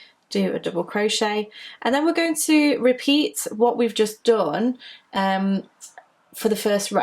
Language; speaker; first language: English; native; English